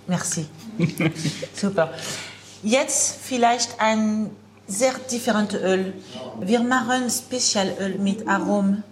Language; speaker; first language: German; non-native, learner; French